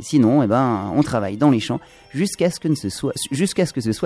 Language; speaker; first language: French; native; French